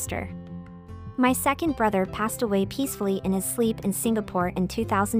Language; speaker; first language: English; non-native, local second language; Cantonese